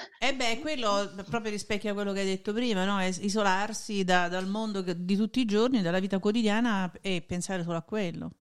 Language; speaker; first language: Italian; native; Italian